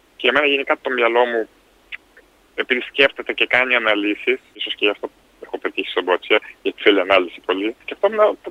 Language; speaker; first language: Greek; early bilingual, other home language; Russian